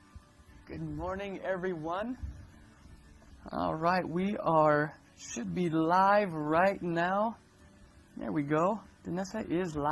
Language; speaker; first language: English; native; English